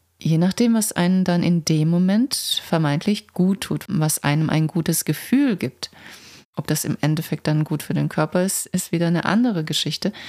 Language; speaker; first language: German; non-native, fluent; Croatian